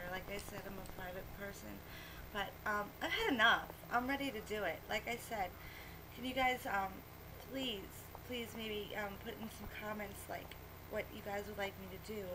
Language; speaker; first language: English; native; English